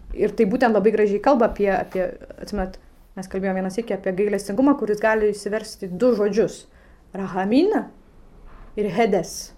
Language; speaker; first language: Lithuanian; non-native, fluent; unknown